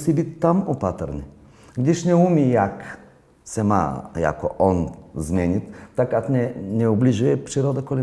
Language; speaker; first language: Czech; non-native, fluent; Bulgarian